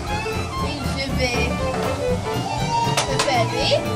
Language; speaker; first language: French; non-native, learner; English